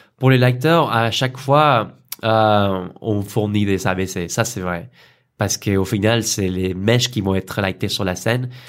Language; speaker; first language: French; non-native, fluent; Spanish